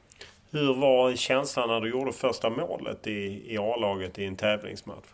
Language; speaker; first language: Swedish; native; Swedish